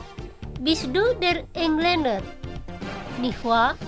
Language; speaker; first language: German; non-native, fluent; Indonesian